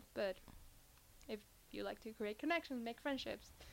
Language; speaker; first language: English; non-native, fluent; Spanish